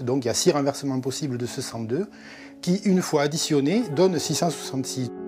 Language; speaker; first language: French; native; French